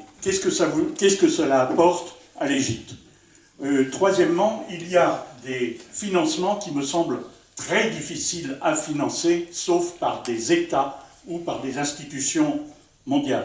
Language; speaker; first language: French; native; French